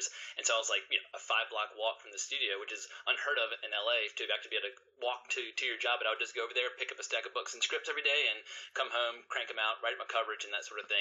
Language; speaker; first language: English; native; English